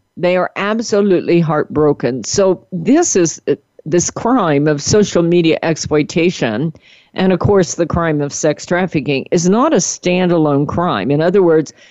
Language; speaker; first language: English; native; English